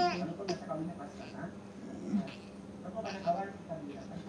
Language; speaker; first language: Indonesian; non-native, local second language; Balinese